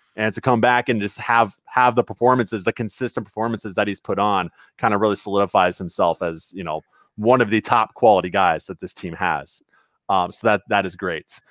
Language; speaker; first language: English; native; English